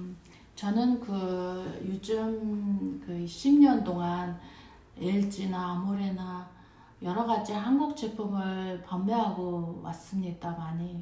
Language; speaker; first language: Korean; non-native, fluent; Mongolian